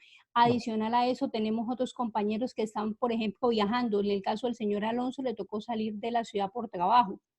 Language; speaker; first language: Spanish; native; Spanish